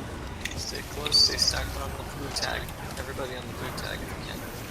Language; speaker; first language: English; native; English